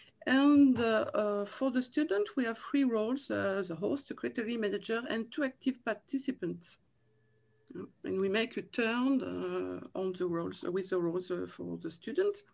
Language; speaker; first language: English; non-native, learner; French